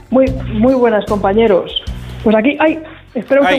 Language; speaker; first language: Spanish; native; Spanish